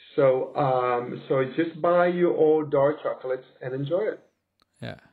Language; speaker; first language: English; native; English